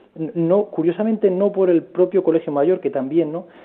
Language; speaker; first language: Spanish; native; Spanish